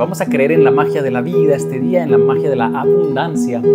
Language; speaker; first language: Spanish; native; Spanish